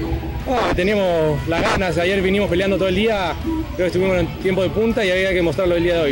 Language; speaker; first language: Spanish; native; Spanish